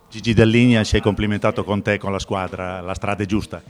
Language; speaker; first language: Italian; native; Italian